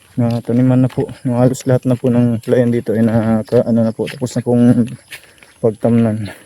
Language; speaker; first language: Filipino; non-native, local second language; Cebuano